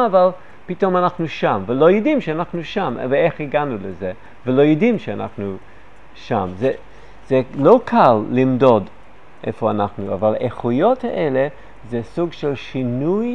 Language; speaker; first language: Hebrew; non-native, fluent; English